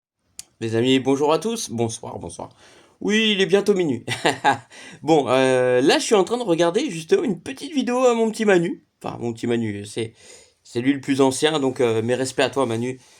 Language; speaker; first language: French; native; French